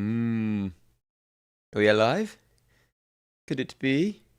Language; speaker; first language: English; native; English